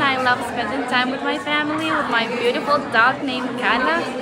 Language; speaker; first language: English; non-native, fluent; Spanish